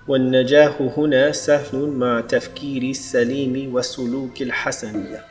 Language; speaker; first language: Arabic; non-native, learner; English